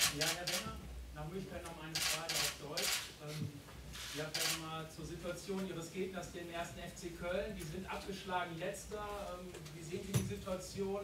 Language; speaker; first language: German; native; German